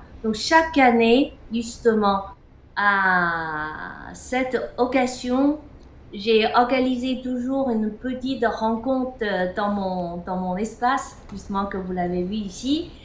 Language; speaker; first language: French; non-native, fluent; Chinese